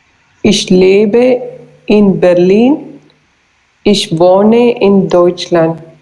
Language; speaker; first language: German; non-native, learner; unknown